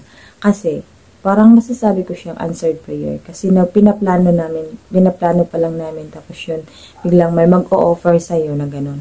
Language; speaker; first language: Filipino; native; Filipino